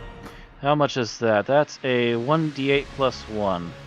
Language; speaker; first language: English; native; English